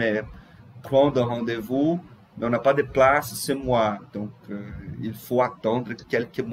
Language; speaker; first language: French; non-native, fluent; Portuguese